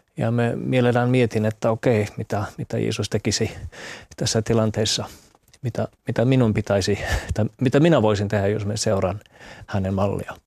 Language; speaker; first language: Finnish; non-native, fluent; German